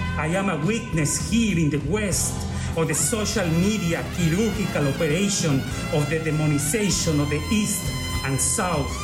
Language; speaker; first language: English; non-native, fluent; Spanish